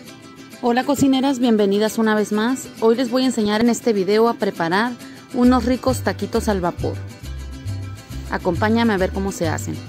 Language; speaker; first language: Spanish; native; Spanish